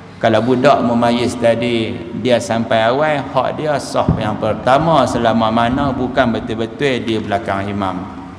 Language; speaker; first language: Malay; native; Malay